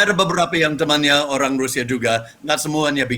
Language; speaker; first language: Indonesian; non-native, fluent; English